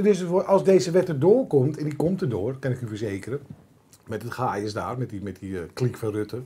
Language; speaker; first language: Dutch; native; Dutch